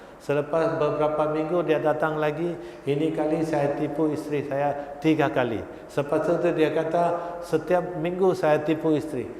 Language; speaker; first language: Malay; non-native, local second language; Tamil